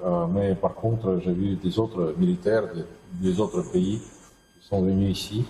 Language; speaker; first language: French; non-native, fluent; Russian